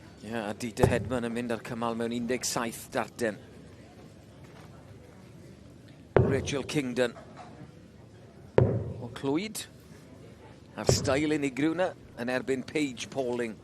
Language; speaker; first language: Welsh; native; Welsh